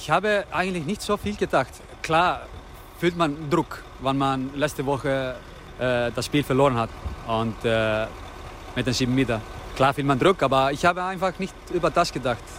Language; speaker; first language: German; non-native, fluent; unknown